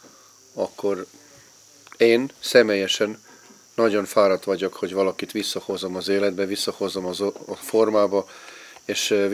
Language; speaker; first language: Hungarian; non-native, fluent; Serbian